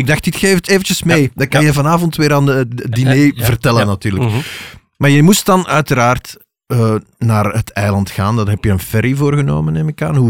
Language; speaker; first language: Dutch; native; Dutch